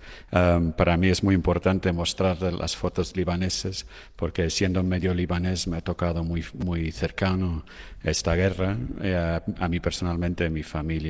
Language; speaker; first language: Spanish; non-native, fluent; English